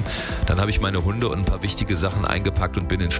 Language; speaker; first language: German; native; German